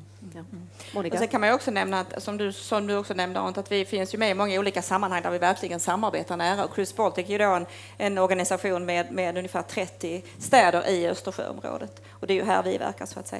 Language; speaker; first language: Swedish; native; Swedish